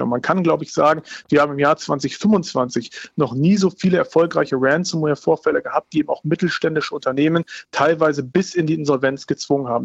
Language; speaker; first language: German; native; German